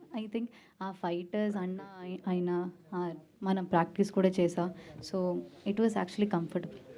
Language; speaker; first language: Telugu; non-native, learner; Malayalam